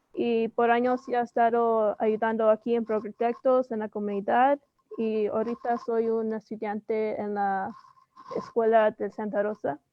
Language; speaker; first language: Spanish; early bilingual, heritage; Spanish